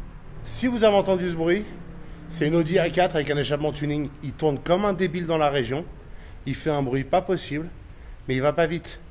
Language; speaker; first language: French; native; French